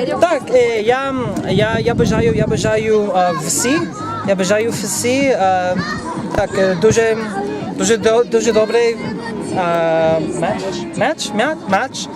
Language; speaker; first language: Ukrainian; non-native, learner; English